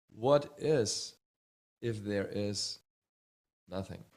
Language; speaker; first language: English; early bilingual, other home language; Czech